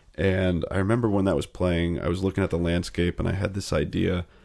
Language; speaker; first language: English; native; English